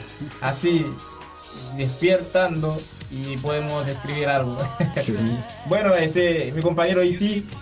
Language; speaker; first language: Spanish; non-native, learner; Haitian Creole